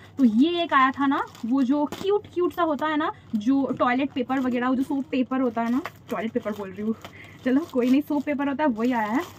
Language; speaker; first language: Hindi; non-native, local second language; Bangla